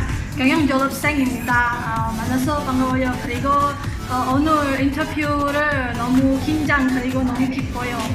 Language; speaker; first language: Korean; non-native, learner; Indonesian